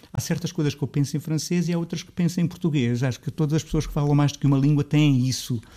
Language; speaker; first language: Portuguese; native; Portuguese